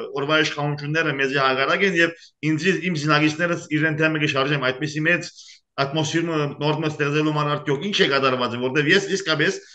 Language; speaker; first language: Armenian; early bilingual, heritage; Armenian